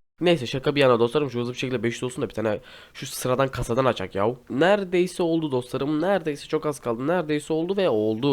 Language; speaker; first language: Turkish; native; Turkish